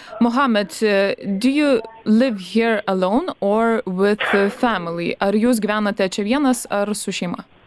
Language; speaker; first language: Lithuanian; native; Lithuanian